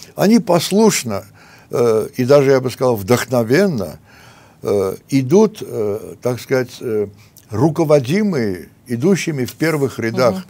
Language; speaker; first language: Russian; non-native, local second language; Armenian